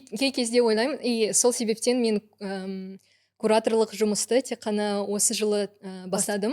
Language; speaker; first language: Kazakh; non-native, local second language; Russian